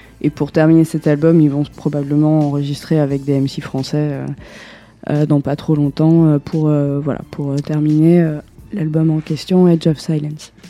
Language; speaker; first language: French; native; French